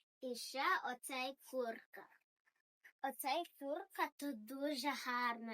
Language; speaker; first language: Ukrainian; early bilingual, heritage; Ukrainian